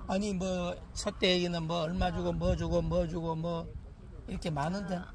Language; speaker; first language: Korean; native; Korean